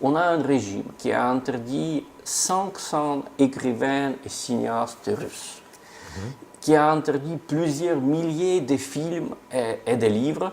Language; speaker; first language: French; non-native, fluent; Russian